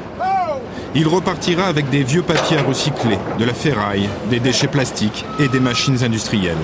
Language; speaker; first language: French; native; French